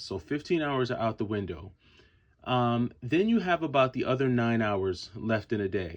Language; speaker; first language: English; native; English